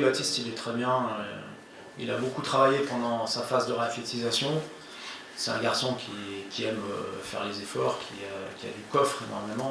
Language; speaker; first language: French; native; French